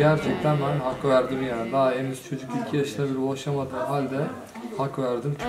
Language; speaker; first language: Turkish; native; Turkish